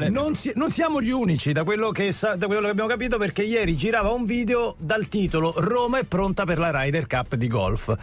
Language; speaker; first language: Italian; native; Italian